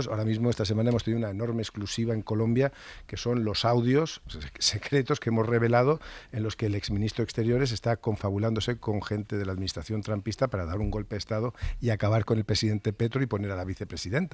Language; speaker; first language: Spanish; native; Spanish